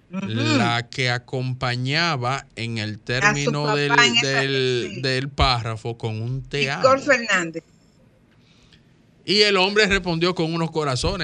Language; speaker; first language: Spanish; native; Spanish